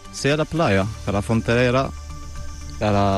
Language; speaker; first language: Spanish; non-native, learner; Arabic